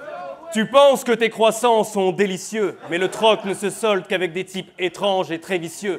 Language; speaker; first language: French; native; French